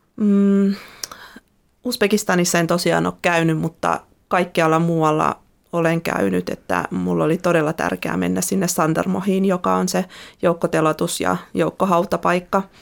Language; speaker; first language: Finnish; early bilingual, other home language; Russian